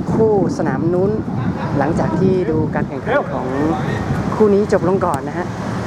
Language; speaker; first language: Thai; native; Thai